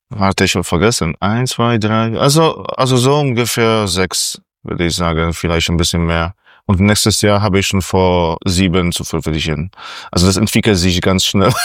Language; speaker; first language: German; non-native, fluent; Polish